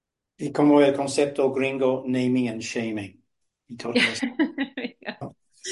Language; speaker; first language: Spanish; non-native, fluent; English